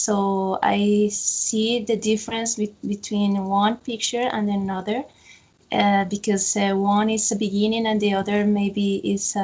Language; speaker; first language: English; non-native, fluent; Spanish